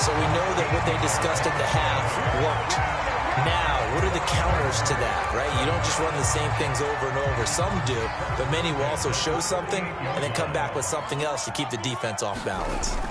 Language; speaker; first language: English; native; English